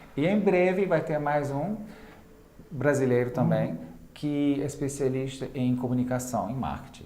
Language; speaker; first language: Portuguese; non-native, fluent; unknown